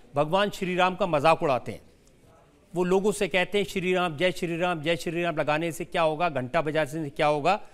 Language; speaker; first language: Hindi; native; Hindi